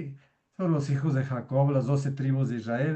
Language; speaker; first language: Spanish; native; Spanish